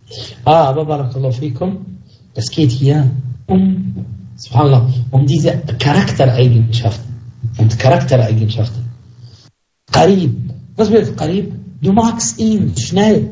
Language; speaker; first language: German; non-native, fluent; Arabic